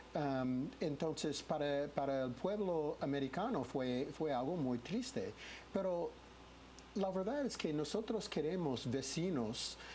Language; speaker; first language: Spanish; non-native, fluent; English